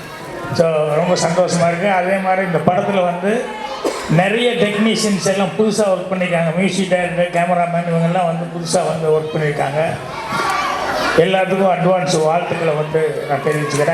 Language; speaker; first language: Tamil; native; Tamil